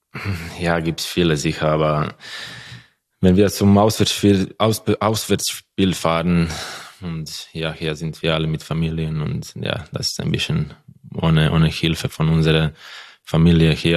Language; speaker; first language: German; non-native, learner; Croatian